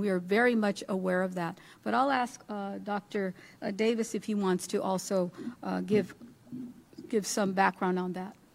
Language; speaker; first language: English; early bilingual, other home language; Spanish